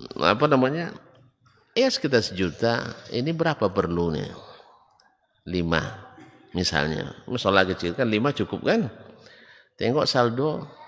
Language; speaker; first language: Malay; native; Malay